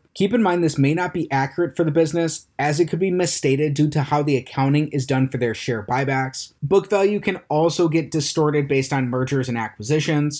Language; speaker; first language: English; native; English